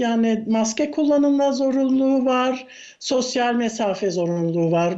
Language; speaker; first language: Turkish; early bilingual, heritage; Turkish